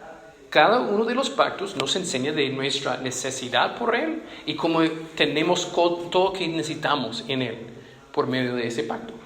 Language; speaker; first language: Spanish; non-native, fluent; English